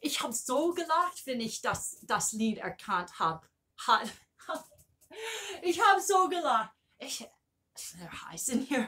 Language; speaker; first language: German; non-native, learner; English